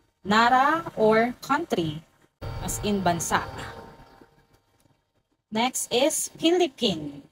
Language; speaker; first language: English; non-native, local second language; Filipino